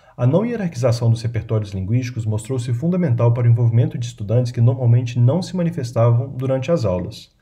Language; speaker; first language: Portuguese; native; Portuguese